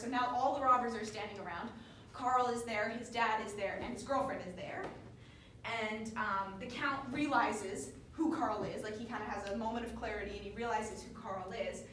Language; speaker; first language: English; native; English